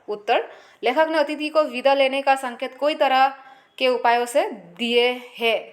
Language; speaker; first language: Hindi; non-native, local second language; Assamese